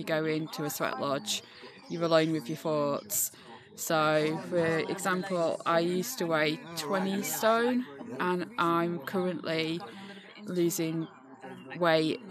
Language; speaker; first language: English; native; English